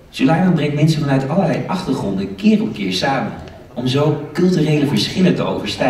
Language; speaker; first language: Dutch; native; Dutch